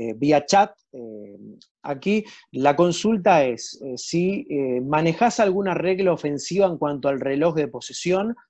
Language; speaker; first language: Spanish; native; Spanish